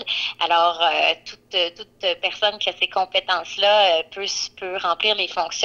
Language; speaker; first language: French; native; French